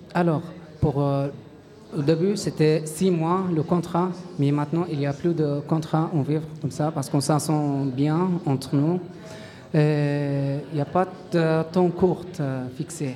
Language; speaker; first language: French; non-native, learner; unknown